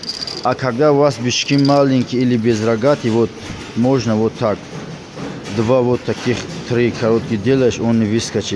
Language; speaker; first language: Russian; non-native, fluent; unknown